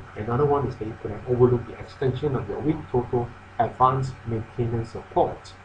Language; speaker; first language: English; non-native, local second language; Chinese